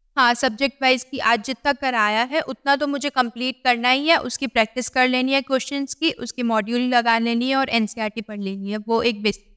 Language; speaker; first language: Hindi; native; Hindi